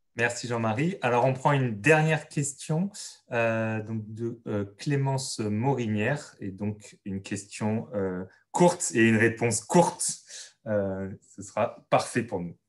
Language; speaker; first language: French; native; French